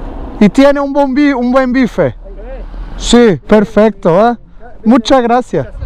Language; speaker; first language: Spanish; non-native, learner; Portuguese